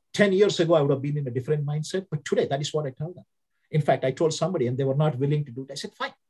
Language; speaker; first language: English; non-native, local second language; Telugu